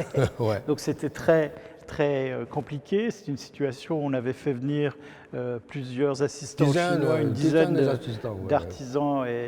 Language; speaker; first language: French; native; French